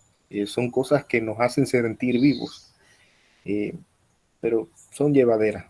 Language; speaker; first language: Spanish; native; Spanish